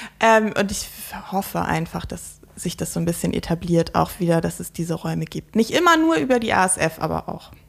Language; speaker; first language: German; native; German